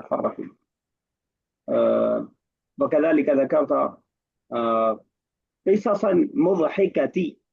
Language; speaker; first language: Arabic; non-native, fluent; Urdu